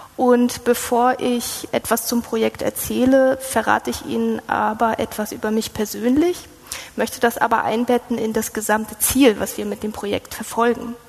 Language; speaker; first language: German; native; German